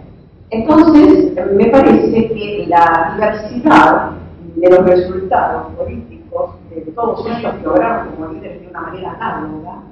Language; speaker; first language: Spanish; native; Spanish